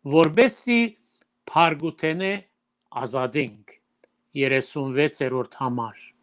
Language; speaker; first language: Armenian; early bilingual, heritage; Armenian